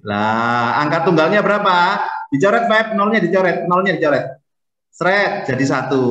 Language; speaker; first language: Indonesian; native; Indonesian